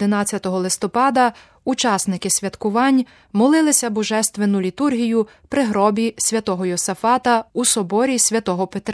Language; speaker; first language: Ukrainian; native; Ukrainian